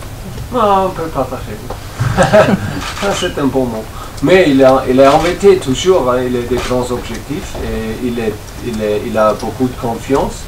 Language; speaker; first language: French; non-native, fluent; German